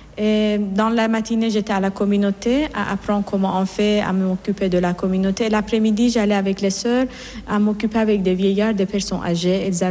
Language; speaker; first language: French; non-native, fluent; Persian